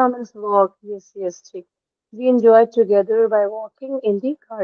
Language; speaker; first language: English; non-native, local second language; Hindi